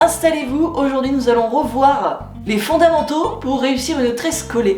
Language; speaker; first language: French; native; French